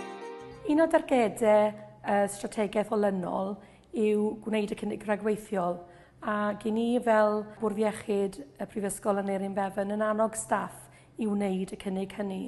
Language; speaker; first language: Welsh; native; Welsh